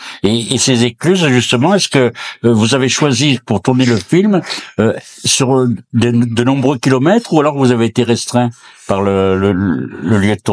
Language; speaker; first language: French; native; French